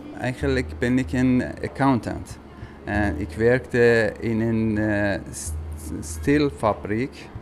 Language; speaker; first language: Dutch; non-native, learner; Persian